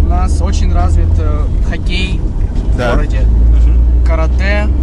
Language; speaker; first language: Russian; native; Russian